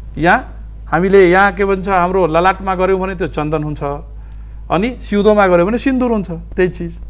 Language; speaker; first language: Nepali; non-native, local second language; Maithili